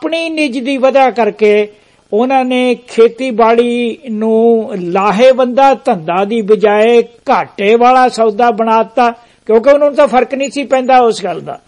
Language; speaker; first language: Punjabi; native; Punjabi